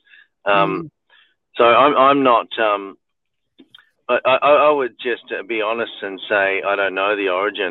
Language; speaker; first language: English; native; English